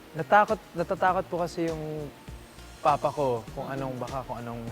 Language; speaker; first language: Filipino; native; Filipino